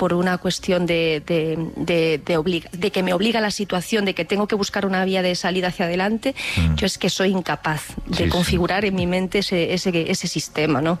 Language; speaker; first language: Spanish; native; Spanish